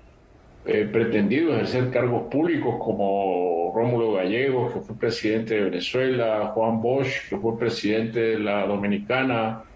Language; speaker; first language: Spanish; native; Spanish